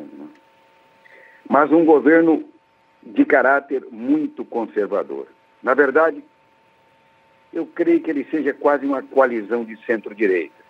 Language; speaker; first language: Portuguese; native; Portuguese